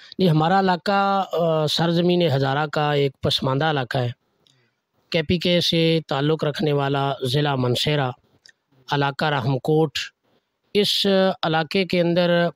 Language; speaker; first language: Urdu; non-native, local second language; Northern Hindko